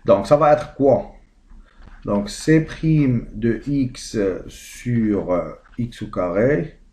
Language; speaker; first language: French; non-native, local second language; Arabic